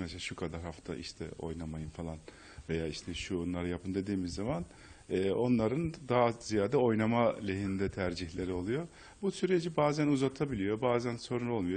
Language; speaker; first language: Turkish; native; Turkish